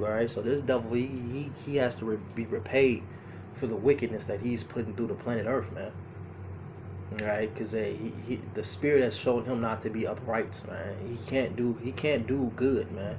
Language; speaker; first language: English; native; English